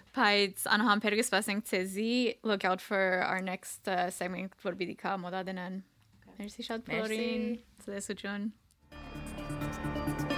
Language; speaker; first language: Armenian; early bilingual, heritage; Armenian